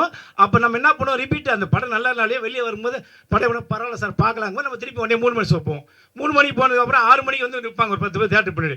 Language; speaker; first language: Tamil; native; Tamil